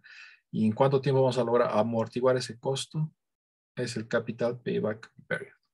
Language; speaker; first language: Spanish; native; Spanish